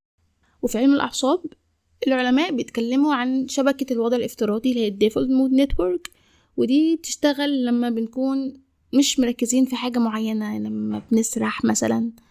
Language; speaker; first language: Arabic; native; Arabic